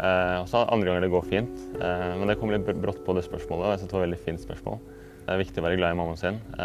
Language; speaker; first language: Norwegian; native; Norwegian